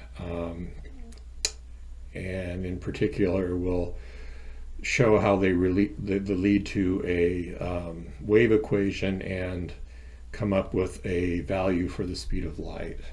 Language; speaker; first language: English; native; English